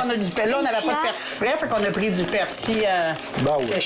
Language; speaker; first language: French; native; French